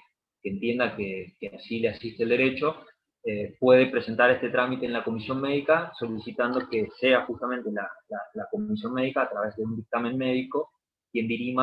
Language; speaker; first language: Spanish; native; Spanish